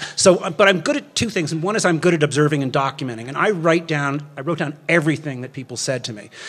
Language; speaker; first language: English; native; English